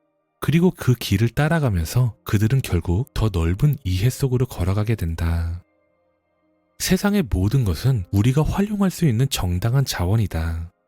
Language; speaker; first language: Korean; native; Korean